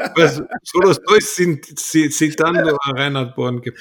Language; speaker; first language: Spanish; non-native, fluent; German